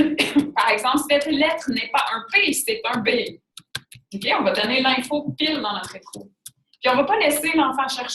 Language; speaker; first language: French; native; French